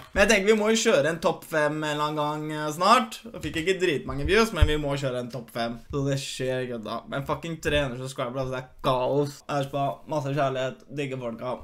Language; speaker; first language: Norwegian; early bilingual, other home language; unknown